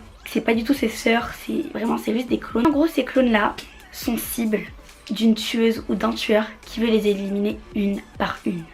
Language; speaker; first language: French; native; French